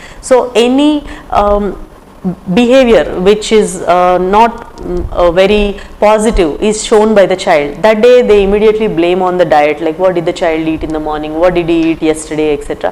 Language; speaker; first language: English; non-native, local second language; Telugu